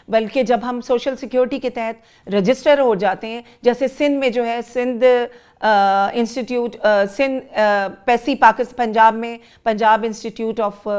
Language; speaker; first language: Urdu; native; Urdu